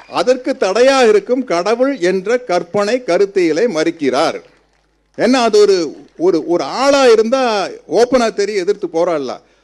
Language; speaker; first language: Tamil; native; Tamil